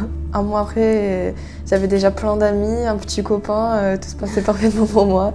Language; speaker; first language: French; non-native, fluent; Ukrainian